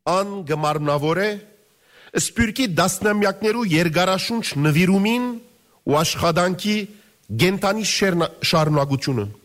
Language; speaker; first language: Armenian; early bilingual, heritage; Armenian